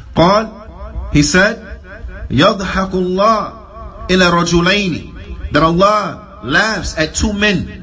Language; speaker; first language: English; native; English